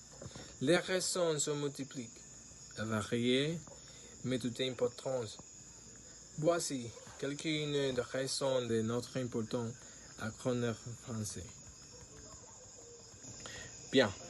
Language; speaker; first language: French; non-native, learner; Spanish